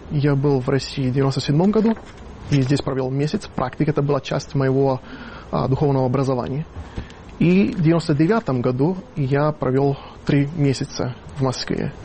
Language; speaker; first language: Russian; non-native, fluent; Italian